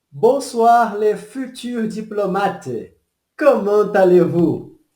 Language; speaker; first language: French; non-native, fluent; Portuguese